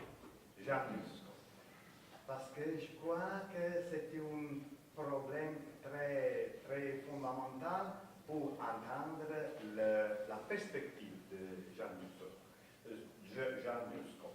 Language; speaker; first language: French; non-native, fluent; Spanish